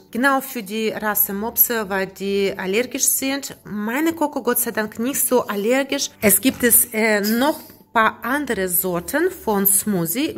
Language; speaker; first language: German; non-native, learner; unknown